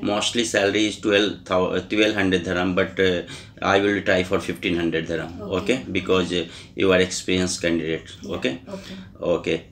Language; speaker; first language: English; non-native, learner; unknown